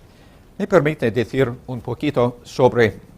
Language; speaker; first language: Spanish; non-native, learner; English